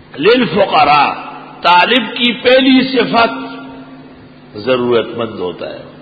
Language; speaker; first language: Urdu; non-native, local second language; Pashto